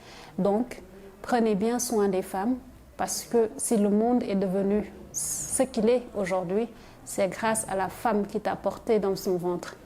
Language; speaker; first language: French; non-native, local second language; Wolof